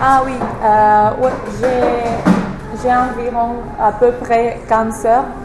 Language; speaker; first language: French; non-native, fluent; English